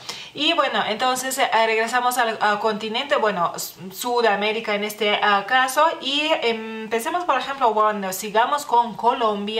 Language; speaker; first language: Spanish; non-native, fluent; Lithuanian